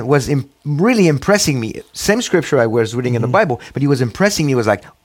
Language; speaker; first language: English; non-native, fluent; French